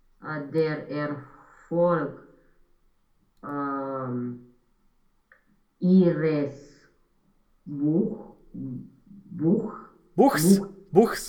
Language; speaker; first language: German; non-native, learner; Romanian